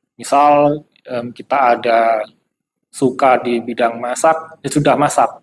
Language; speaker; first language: Indonesian; native; Indonesian